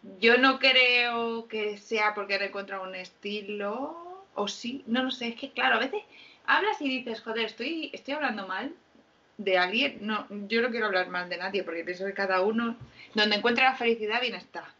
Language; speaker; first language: Spanish; native; Spanish